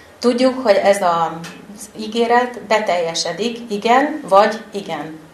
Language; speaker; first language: Hungarian; native; Hungarian